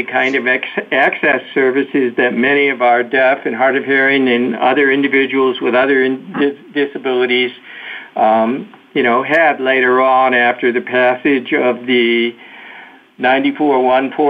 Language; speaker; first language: English; native; English